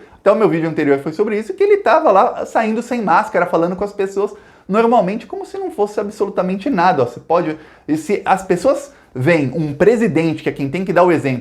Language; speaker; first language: Portuguese; native; Portuguese